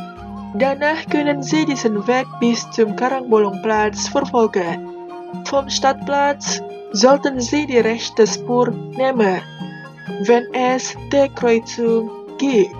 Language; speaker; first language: German; non-native, fluent; Indonesian